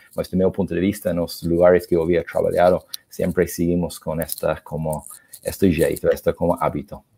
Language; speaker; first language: Portuguese; non-native, learner; English